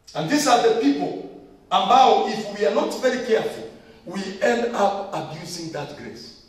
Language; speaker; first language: English; non-native, local second language; Swahili